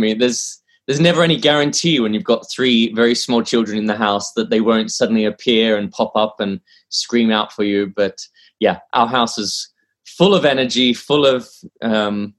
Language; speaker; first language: English; native; English